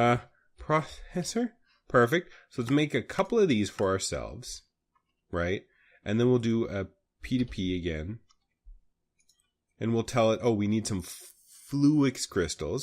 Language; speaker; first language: English; native; English